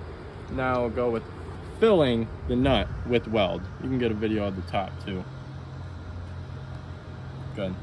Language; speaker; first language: English; native; English